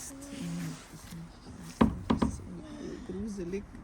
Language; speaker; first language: German; native; German